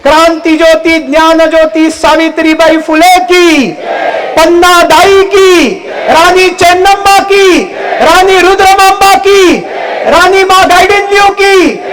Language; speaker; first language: Hindi; non-native, local second language; Marathi